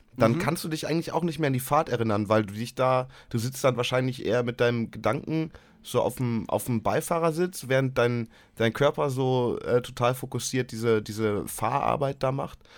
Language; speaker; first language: German; native; German